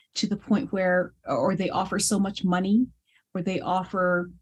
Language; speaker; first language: English; early bilingual, other home language; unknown